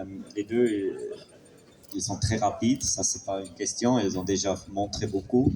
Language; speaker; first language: French; non-native, fluent; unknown